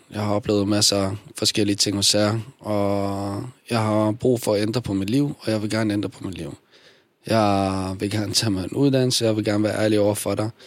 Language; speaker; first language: Danish; early bilingual, other home language; Bosnian